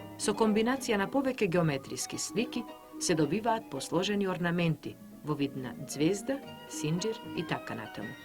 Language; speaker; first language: Macedonian; native; Macedonian